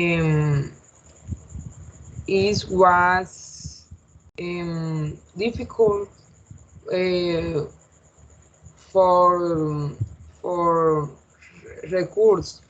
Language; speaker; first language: English; non-native, learner; Spanish